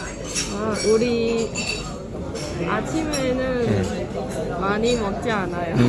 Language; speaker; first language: Korean; non-native, learner; Cantonese